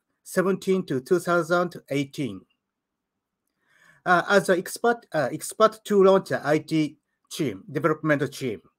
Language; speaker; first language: English; non-native, learner; Japanese